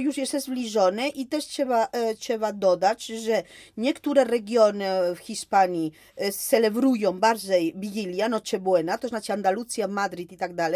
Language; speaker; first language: Polish; non-native, fluent; Spanish